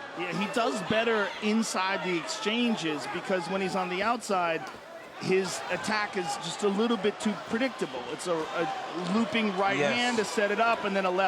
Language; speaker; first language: English; native; English